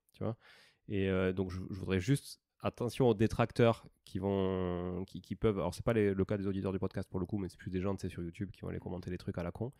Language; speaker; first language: French; native; French